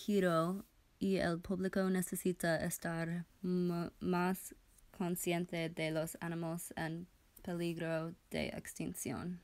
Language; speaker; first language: Spanish; non-native, learner; English